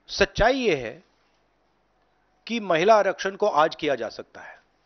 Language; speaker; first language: Hindi; native; Hindi